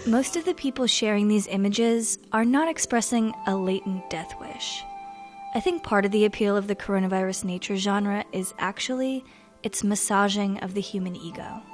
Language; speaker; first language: English; native; English